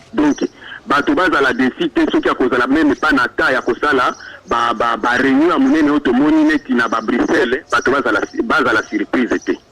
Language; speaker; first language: Lingala; non-native, local second language; Swahili